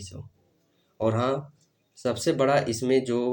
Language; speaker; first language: Hindi; native; Hindi